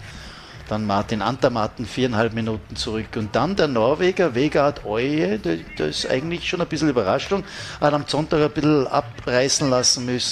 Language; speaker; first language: German; native; German